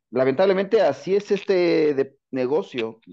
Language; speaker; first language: Spanish; native; Spanish